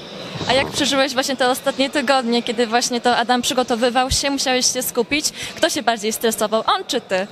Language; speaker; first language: Polish; native; Polish